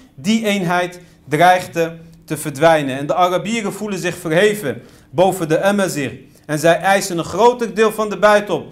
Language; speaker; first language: Dutch; early bilingual, other home language; Riffian